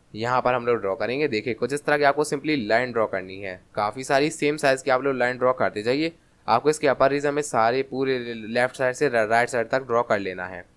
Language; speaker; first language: Hindi; native; Hindi